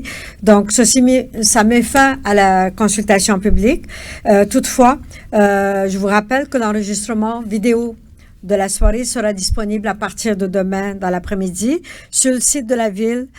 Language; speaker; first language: French; native; French